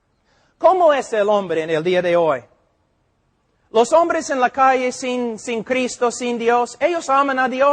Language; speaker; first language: Spanish; non-native, fluent; English